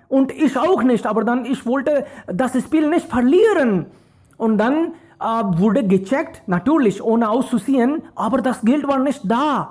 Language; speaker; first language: German; non-native, fluent; Hindi